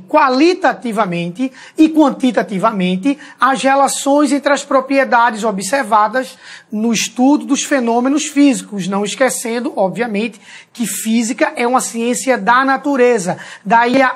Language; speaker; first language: Portuguese; native; Portuguese